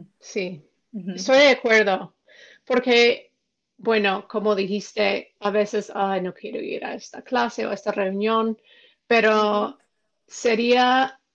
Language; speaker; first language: Spanish; non-native, fluent; English